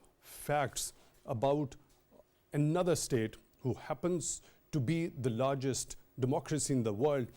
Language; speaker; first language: English; non-native, local second language; Urdu